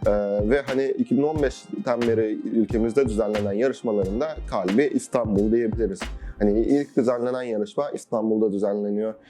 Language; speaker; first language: Turkish; native; Turkish